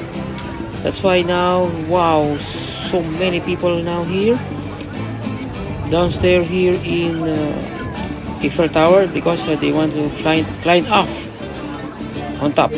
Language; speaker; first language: English; non-native, local second language; Filipino